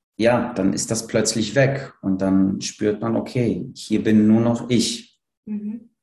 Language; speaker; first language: German; early bilingual, other home language; Polish